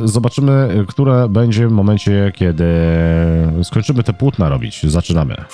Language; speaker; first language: Polish; native; Polish